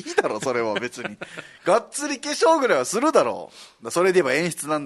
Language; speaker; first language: Japanese; native; Japanese